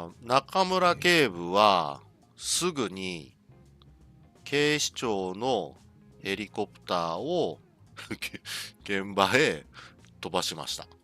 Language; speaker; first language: Japanese; non-native, learner; English